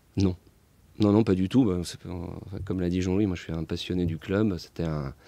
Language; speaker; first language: French; native; French